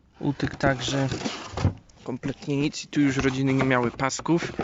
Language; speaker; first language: Polish; native; Polish